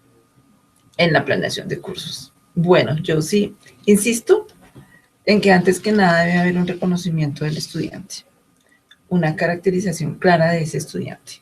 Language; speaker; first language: Spanish; native; Spanish